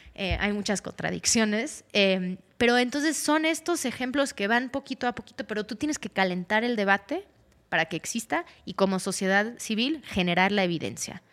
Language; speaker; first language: Spanish; early bilingual, heritage; Spanish